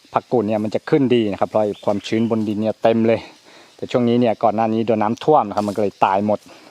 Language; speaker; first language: Thai; non-native, local second language; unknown